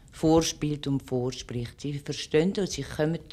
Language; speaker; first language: German; early bilingual, other home language; French